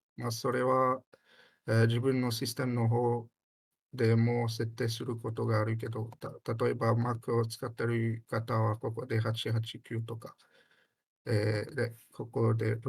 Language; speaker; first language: Japanese; non-native, learner; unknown